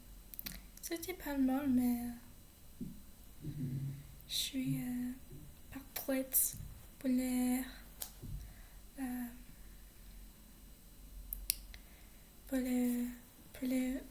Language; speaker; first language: French; non-native, learner; English